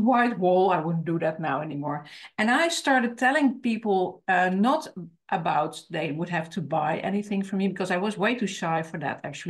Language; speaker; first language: English; non-native, fluent; Dutch